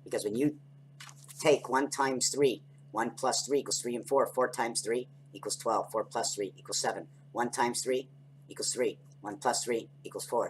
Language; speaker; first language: English; native; English